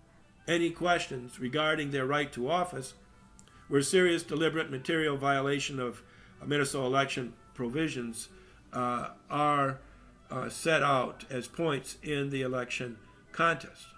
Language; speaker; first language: English; native; English